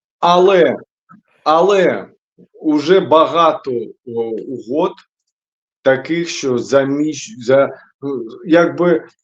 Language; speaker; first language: Ukrainian; non-native, local second language; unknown